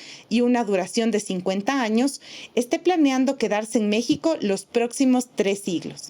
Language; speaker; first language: Spanish; native; Spanish